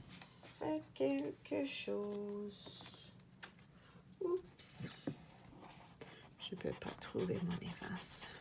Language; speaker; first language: French; non-native, fluent; English